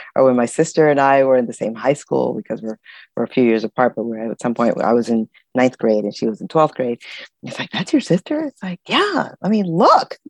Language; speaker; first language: English; early bilingual, other home language; Spanish